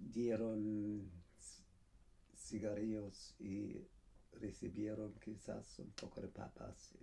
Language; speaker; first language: Spanish; non-native, fluent; German